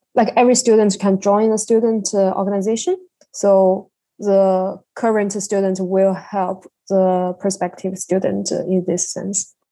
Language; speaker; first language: English; non-native, learner; Chinese